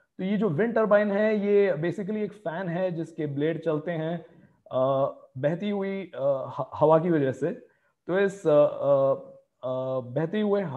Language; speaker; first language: Hindi; native; Hindi